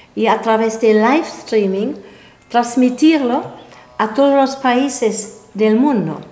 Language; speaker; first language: Spanish; non-native, fluent; German